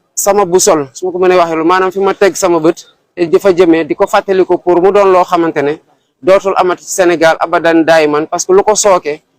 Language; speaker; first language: Wolof; non-native, local second language; Serer